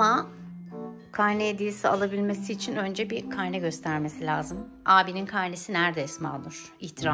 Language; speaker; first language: Turkish; native; Turkish